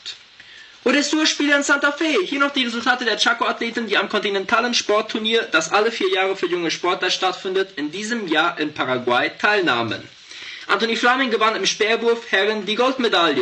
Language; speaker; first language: German; native; German